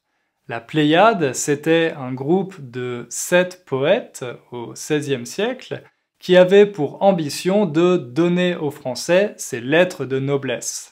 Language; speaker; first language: French; native; French